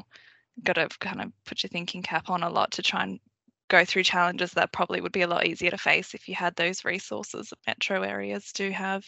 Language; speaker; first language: English; native; English